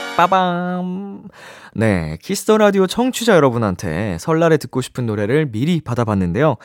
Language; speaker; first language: Korean; native; Korean